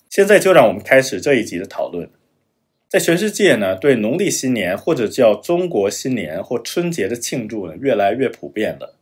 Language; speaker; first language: Chinese; non-native, fluent; German